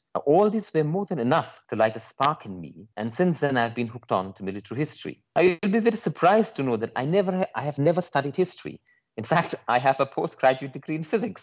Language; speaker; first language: English; non-native, local second language; Nepali